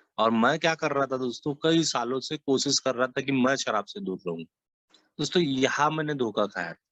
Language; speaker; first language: Hindi; non-native, local second language; Marathi